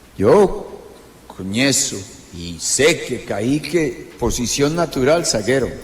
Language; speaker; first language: Portuguese; non-native, fluent; Spanish